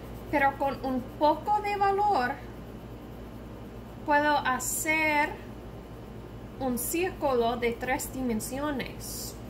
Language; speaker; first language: Spanish; non-native, learner; English